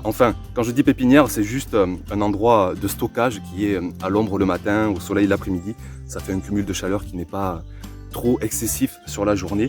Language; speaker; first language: French; native; French